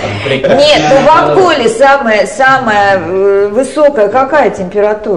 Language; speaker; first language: Russian; native; Russian